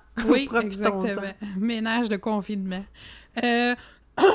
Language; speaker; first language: French; native; French